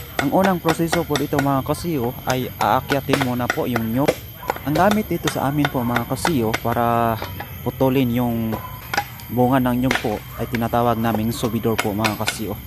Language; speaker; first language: Filipino; non-native, local second language; Cebuano